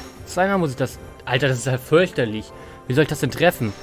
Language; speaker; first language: German; native; German